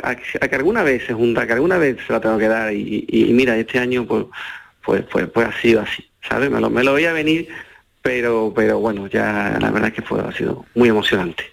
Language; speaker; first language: Spanish; native; Spanish